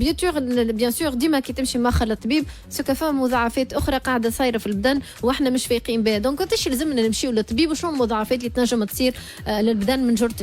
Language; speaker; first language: Arabic; native; Arabic